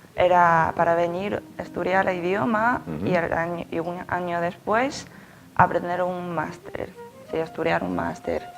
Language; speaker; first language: Spanish; non-native, fluent; Chinese